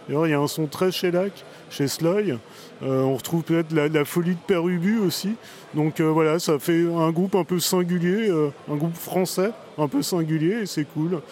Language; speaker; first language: French; native; French